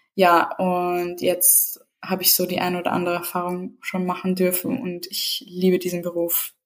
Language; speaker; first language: German; early bilingual, other home language; Serbian